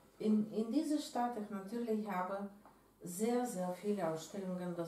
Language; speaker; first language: German; non-native, learner; Russian